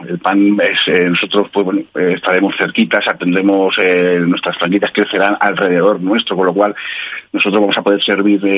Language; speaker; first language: Spanish; native; Spanish